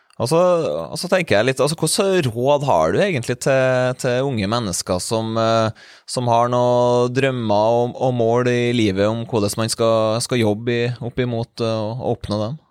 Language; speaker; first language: Norwegian; native; Norwegian